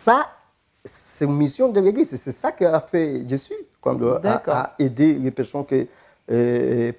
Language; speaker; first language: French; non-native, fluent; Spanish